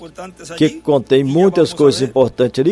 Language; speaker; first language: Portuguese; native; Portuguese